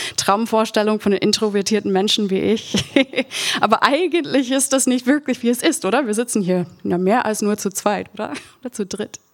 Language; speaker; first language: German; non-native, fluent; English